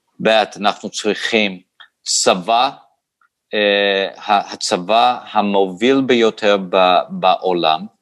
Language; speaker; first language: Hebrew; non-native, fluent; English